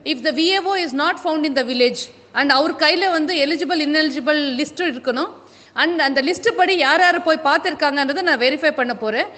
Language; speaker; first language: English; non-native, local second language; Tamil